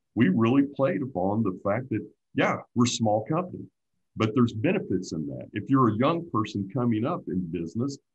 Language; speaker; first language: English; native; English